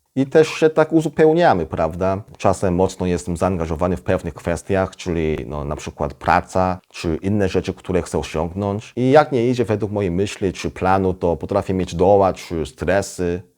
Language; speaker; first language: Polish; non-native, fluent; Korean